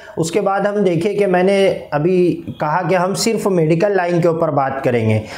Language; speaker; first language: Hindi; non-native, local second language; Urdu